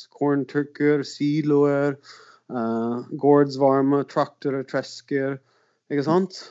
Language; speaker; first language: Norwegian; non-native, fluent; English